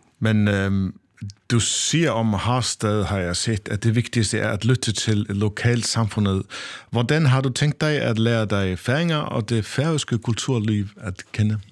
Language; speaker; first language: Danish; non-native, local second language; Faroese